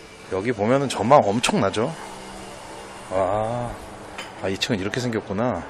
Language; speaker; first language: Korean; native; Korean